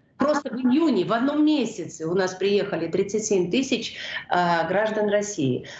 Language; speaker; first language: Russian; non-native, local second language; Georgian